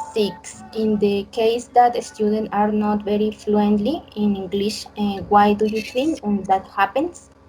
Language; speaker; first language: English; non-native, learner; Spanish